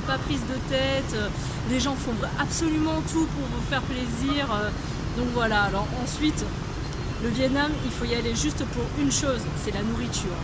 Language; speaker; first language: French; native; French